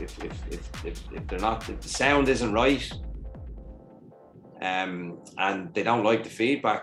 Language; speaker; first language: English; native; English